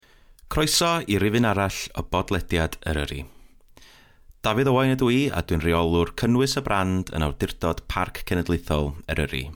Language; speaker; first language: Welsh; native; Welsh